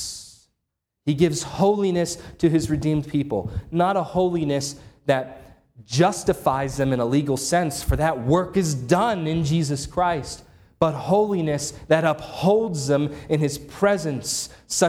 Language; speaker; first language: English; native; English